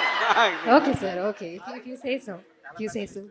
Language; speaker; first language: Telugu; non-native, learner; Malayalam